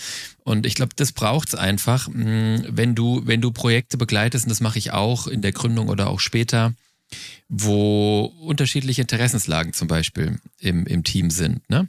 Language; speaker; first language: German; native; German